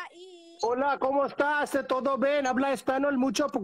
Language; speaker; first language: Spanish; non-native, learner; Hindi